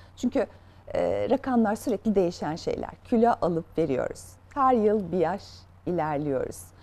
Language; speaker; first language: Turkish; native; Turkish